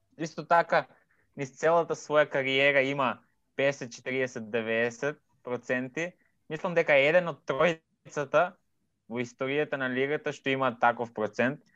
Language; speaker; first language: Macedonian; native; Macedonian